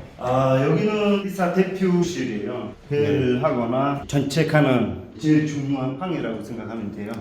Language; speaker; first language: Korean; non-native, fluent; Mongolian